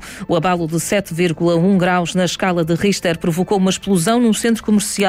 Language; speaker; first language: Portuguese; native; Portuguese